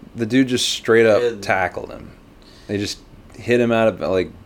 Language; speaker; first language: English; native; English